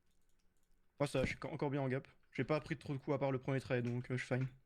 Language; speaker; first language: French; native; French